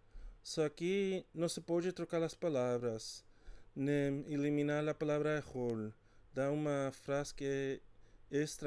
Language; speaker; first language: Portuguese; non-native, fluent; English